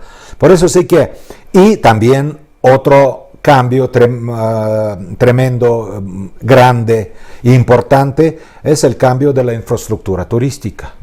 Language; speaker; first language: Spanish; non-native, fluent; Russian